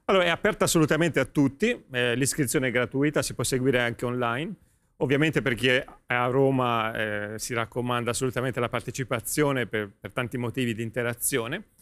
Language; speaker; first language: Italian; native; Italian